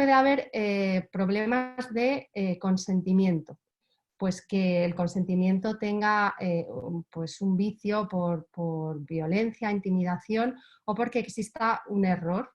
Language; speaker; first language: Spanish; native; Spanish